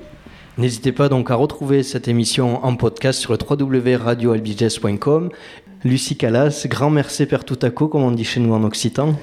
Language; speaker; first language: French; native; French